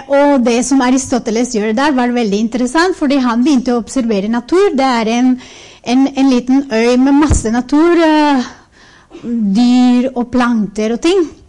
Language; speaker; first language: Norwegian; non-native, fluent; Spanish